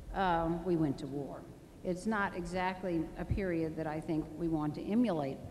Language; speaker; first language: English; native; English